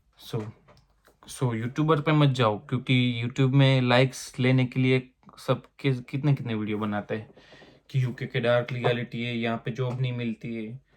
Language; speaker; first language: Hindi; non-native, local second language; Gujarati